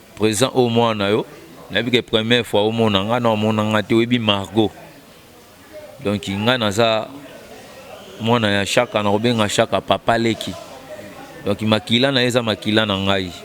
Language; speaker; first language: Lingala; native; Lingala